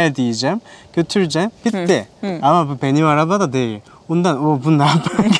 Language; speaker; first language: Turkish; non-native, learner; Korean